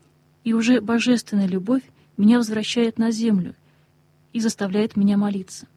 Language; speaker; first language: Russian; native; Russian